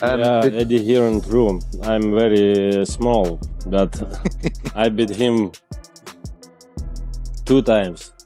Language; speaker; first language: English; non-native, learner; Ukrainian